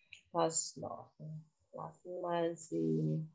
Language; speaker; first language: German; non-native, learner; Portuguese